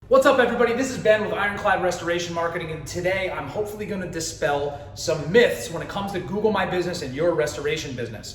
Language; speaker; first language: English; native; English